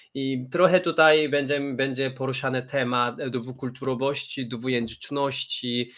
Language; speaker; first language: Polish; non-native, fluent; Korean